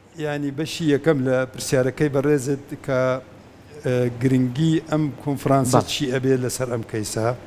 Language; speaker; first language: Central Kurdish; non-native, local second language; Kurdish